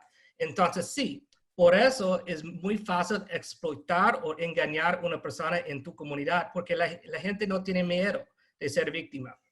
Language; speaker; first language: Spanish; non-native, fluent; English